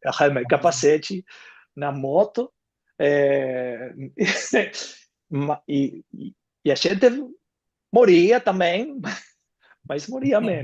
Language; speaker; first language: Portuguese; non-native, fluent; Spanish